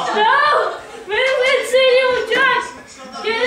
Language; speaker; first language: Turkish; early bilingual, heritage; Turkish